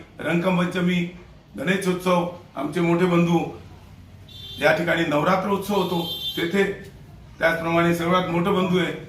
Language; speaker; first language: Marathi; non-native, local second language; Marwari